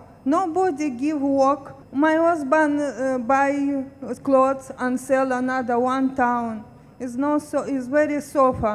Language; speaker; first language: English; non-native, learner; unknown